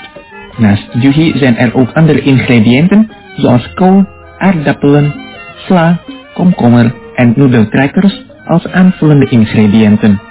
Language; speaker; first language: Dutch; non-native, fluent; Indonesian